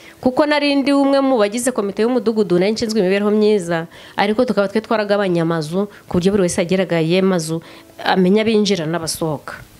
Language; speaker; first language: Kinyarwanda; native; Kinyarwanda